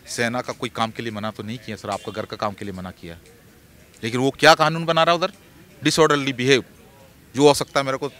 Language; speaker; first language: Hindi; non-native, local second language; Malayalam